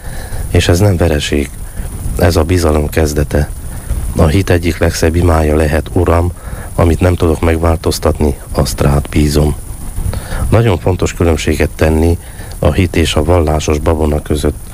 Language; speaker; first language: Hungarian; native; Hungarian